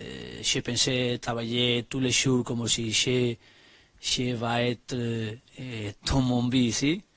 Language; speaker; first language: French; non-native, learner; Spanish